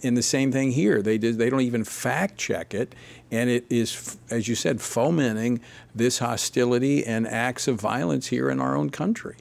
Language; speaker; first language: English; native; English